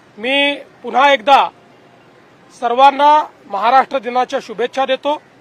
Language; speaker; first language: Marathi; native; Marathi